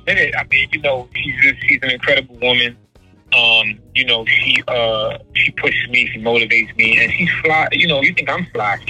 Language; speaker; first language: English; native; English